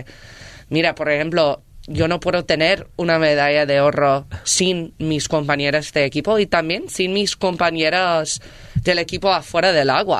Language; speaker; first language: Spanish; non-native, learner; English